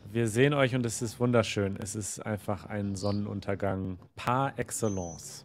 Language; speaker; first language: German; native; German